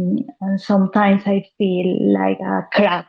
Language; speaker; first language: English; non-native, learner; Spanish